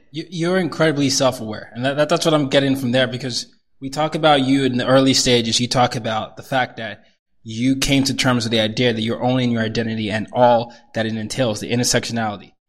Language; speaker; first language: English; non-native, local second language; Yoruba